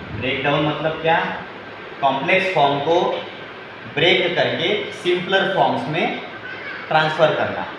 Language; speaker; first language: Hindi; non-native, local second language; Marathi